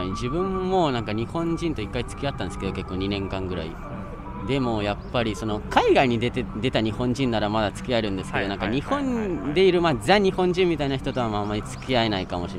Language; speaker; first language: Japanese; early bilingual, heritage; Spanish